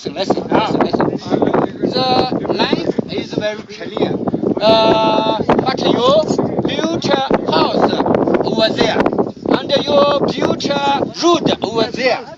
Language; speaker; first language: English; non-native, learner; Chinese